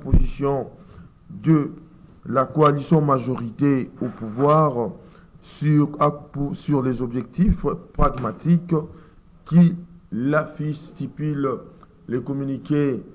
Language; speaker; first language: French; non-native, local second language; Lingala